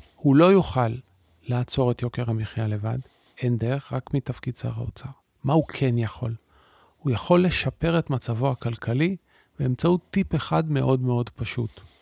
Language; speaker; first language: Hebrew; native; Hebrew